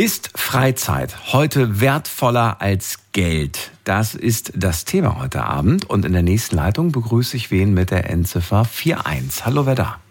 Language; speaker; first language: German; native; German